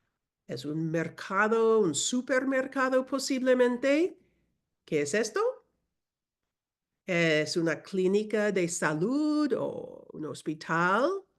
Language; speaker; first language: Spanish; non-native, fluent; English